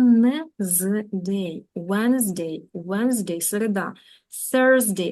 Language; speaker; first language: English; non-native, fluent; Ukrainian